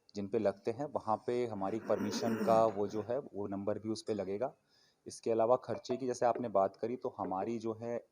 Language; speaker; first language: Hindi; non-native, local second language; Punjabi